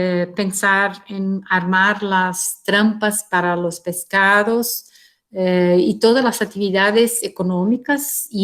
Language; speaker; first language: Spanish; non-native, fluent; Portuguese